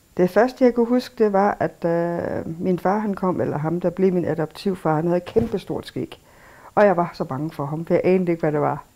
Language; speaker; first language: Danish; early bilingual, other home language; Kalaallisut